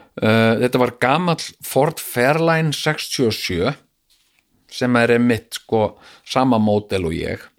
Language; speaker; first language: Icelandic; native; Icelandic